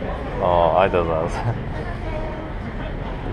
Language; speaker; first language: Japanese; non-native, learner; Russian